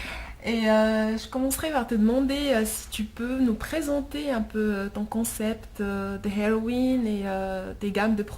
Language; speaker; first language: French; native; French